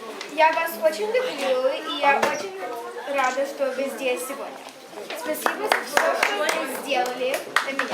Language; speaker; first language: Russian; early bilingual, heritage; English